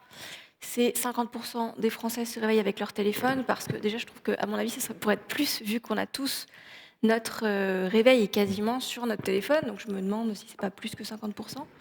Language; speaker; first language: French; native; French